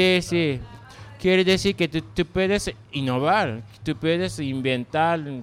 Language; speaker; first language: Spanish; non-native, learner; Japanese